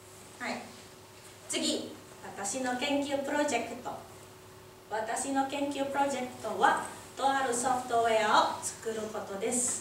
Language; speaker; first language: Japanese; non-native, learner; Indonesian